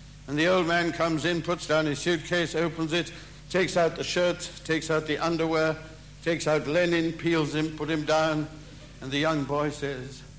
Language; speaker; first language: English; early bilingual, other home language; German